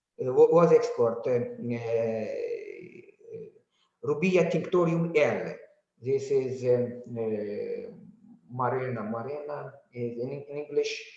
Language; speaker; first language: English; non-native, learner; Azerbaijani